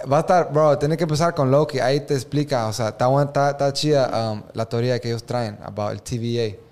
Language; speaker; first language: Spanish; early bilingual, heritage; Spanish